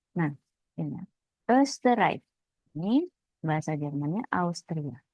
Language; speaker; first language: Indonesian; native; Indonesian